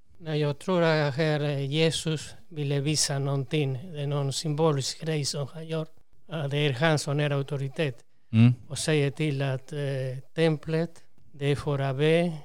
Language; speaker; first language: Swedish; non-native, fluent; Spanish